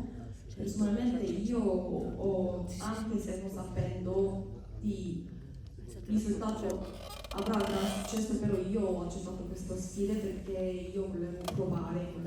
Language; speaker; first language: Italian; non-native, fluent; Korean